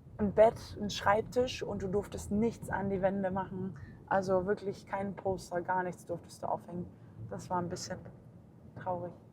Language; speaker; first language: German; early bilingual, heritage; German